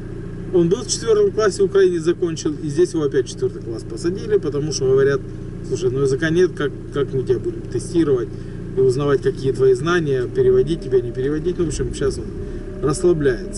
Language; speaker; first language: Russian; native; Russian